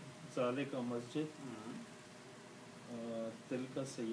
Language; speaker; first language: Arabic; non-native, learner; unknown